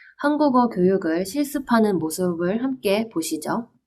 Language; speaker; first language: Korean; native; Korean